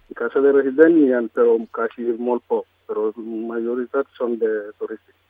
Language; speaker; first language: Catalan; non-native, learner; Mandingo